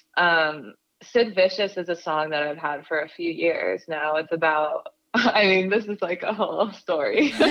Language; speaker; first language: English; native; English